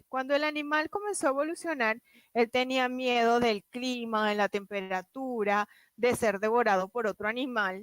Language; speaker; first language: Spanish; native; Spanish